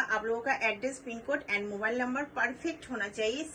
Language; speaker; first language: Hindi; non-native, local second language; Bangla